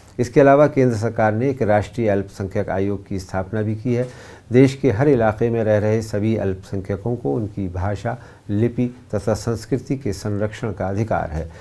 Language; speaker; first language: Hindi; native; Hindi